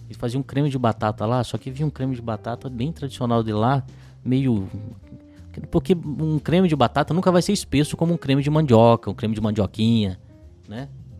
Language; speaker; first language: Portuguese; native; Portuguese